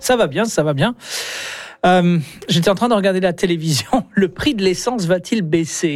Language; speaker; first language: French; native; French